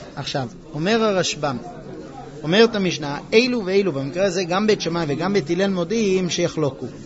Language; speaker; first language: Hebrew; native; Hebrew